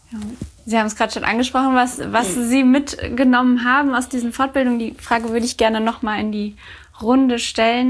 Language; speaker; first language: German; native; German